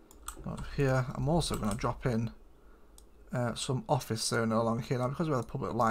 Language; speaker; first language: English; native; English